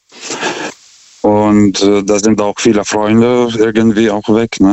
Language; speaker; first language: German; non-native, fluent; Lithuanian